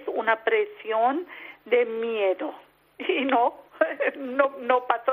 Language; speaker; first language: Spanish; non-native, learner; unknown